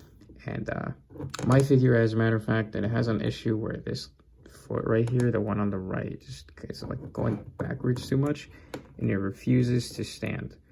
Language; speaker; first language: English; native; English